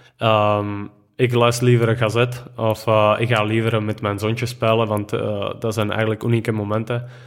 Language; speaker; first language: Dutch; non-native, fluent; Czech